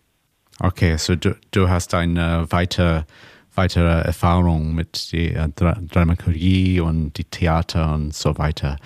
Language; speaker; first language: German; non-native, learner; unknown